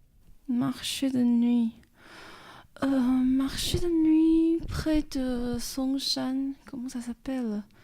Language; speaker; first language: French; non-native, fluent; Chinese